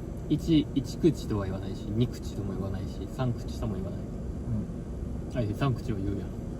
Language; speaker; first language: Japanese; native; Japanese